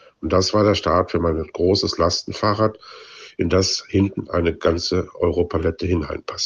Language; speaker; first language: German; native; German